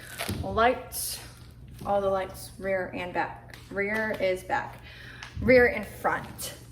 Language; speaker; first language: English; native; English